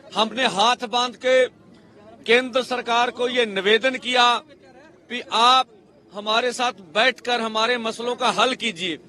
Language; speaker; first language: Hindi; non-native, local second language; Punjabi